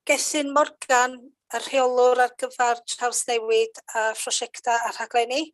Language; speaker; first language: Welsh; native; Welsh